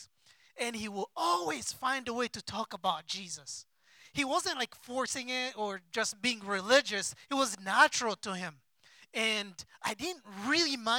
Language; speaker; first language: English; non-native, local second language; Kinyarwanda